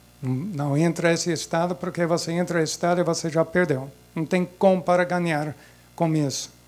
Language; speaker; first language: Portuguese; non-native, fluent; English